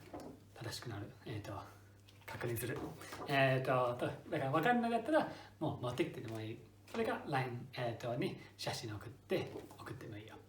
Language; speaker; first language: Japanese; non-native, fluent; English